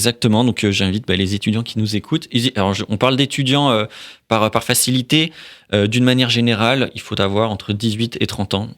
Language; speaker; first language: French; native; French